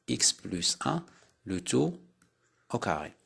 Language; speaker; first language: French; non-native, local second language; Arabic